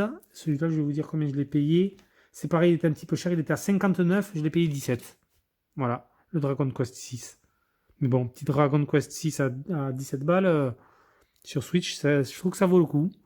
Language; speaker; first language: French; native; French